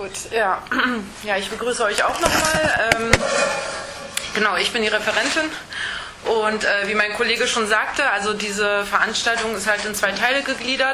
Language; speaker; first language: German; native; German